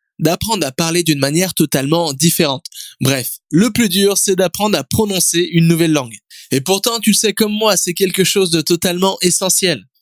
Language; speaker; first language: French; native; French